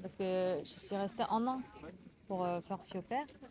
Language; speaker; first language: French; non-native, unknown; Korean